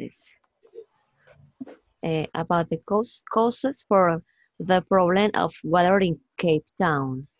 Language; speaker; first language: English; non-native, learner; Spanish